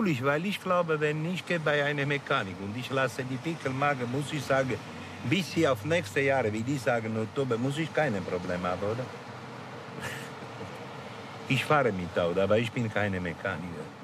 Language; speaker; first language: German; non-native, learner; Italian